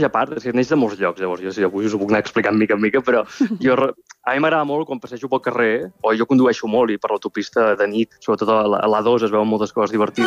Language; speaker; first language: Catalan; native; Catalan